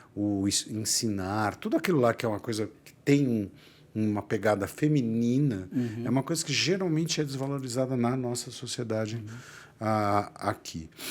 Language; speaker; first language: Portuguese; native; Portuguese